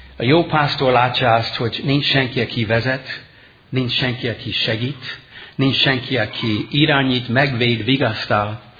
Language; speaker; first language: Hungarian; non-native, fluent; English